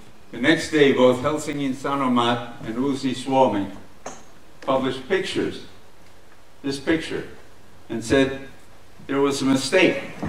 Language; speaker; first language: English; native; English